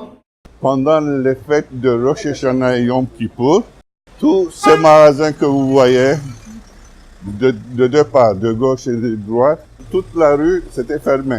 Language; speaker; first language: French; non-native, fluent; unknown